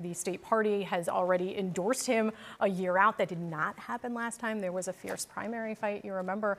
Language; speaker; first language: English; native; English